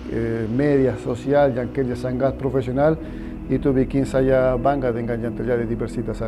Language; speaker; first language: Indonesian; non-native, fluent; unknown